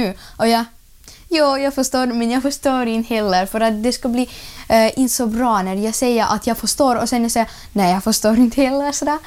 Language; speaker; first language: Swedish; non-native, learner; Russian